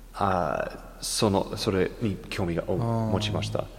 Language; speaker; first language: Japanese; non-native, fluent; English